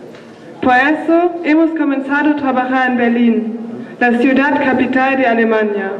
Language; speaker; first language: Spanish; non-native, learner; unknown